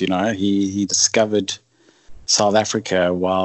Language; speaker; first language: English; native; English